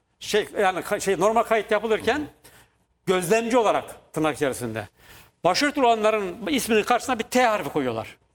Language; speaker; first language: Turkish; native; Turkish